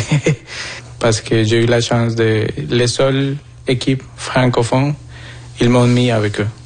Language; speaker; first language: French; non-native, fluent; Spanish